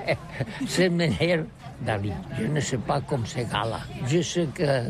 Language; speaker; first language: French; non-native, learner; Catalan